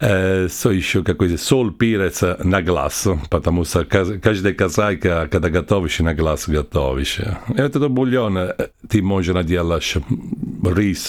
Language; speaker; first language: Russian; non-native, learner; Italian